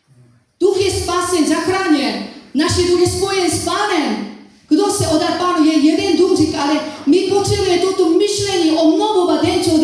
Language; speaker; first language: Czech; non-native, fluent; Korean